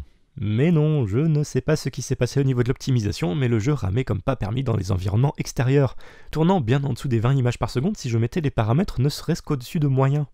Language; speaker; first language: French; native; French